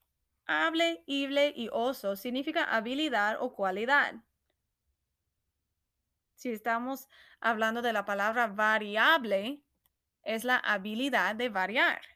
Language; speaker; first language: Spanish; non-native, fluent; English